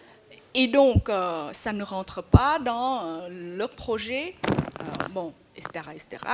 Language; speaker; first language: French; non-native, fluent; Vietnamese